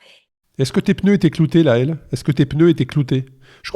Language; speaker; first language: French; native; French